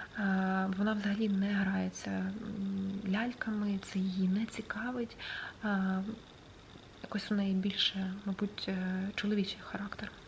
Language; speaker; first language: Ukrainian; non-native, local second language; Russian